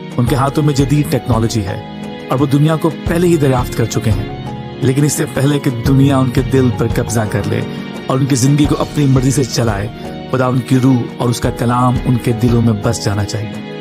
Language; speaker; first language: Urdu; native; Urdu